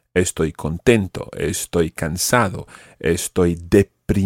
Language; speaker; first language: Spanish; non-native, fluent; English